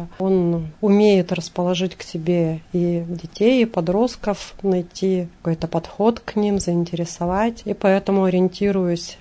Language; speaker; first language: Russian; native; Russian